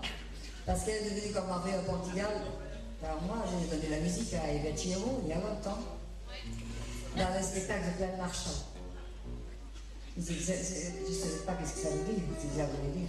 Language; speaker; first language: French; non-native, fluent; Portuguese